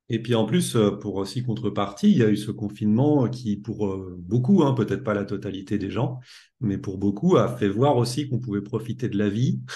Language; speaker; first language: French; native; French